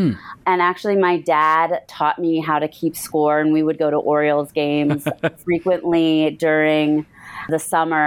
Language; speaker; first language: English; native; English